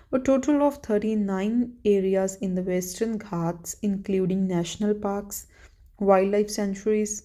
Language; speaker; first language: English; non-native, local second language; Punjabi